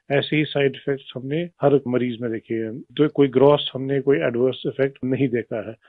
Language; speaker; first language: Hindi; non-native, local second language; Kashmiri